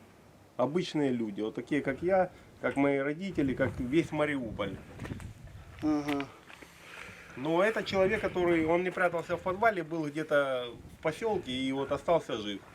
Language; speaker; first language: Russian; native; Russian